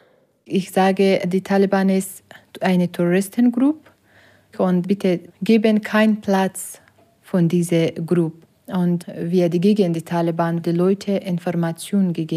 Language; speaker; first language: German; non-native, learner; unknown